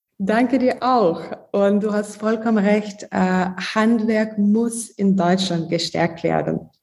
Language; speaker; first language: German; non-native, fluent; Lithuanian